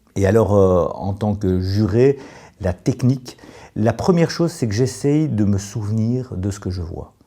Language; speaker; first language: French; native; French